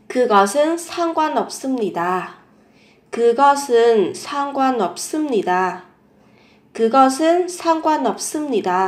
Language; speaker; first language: Korean; non-native, fluent; Vietnamese